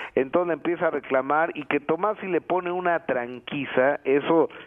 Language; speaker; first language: Spanish; native; Spanish